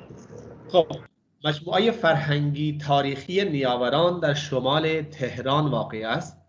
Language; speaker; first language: Persian; non-native, fluent; Urdu